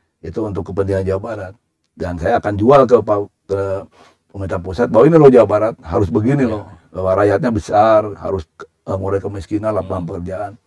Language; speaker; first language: Indonesian; native; Indonesian